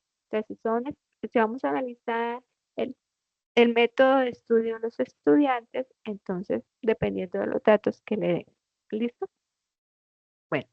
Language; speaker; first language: Spanish; native; Spanish